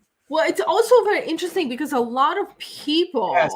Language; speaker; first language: English; native; English